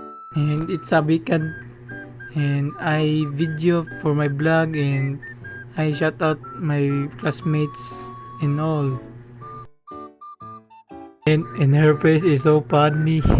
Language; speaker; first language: English; non-native, learner; Cebuano